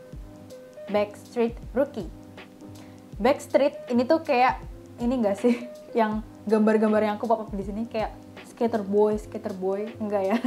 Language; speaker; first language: Indonesian; native; Indonesian